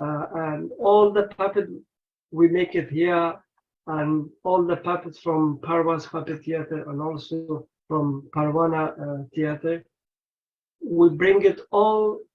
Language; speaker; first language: English; non-native, learner; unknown